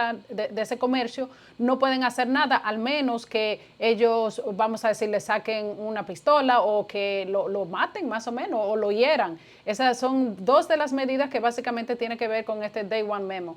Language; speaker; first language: Spanish; native; Spanish